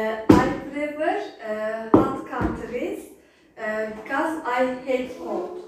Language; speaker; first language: English; non-native, learner; Turkish